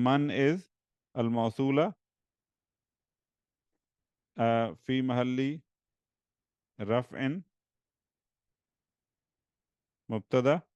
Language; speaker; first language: Arabic; non-native, fluent; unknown